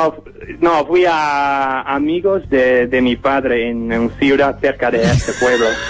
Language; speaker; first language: Spanish; non-native, learner; Dutch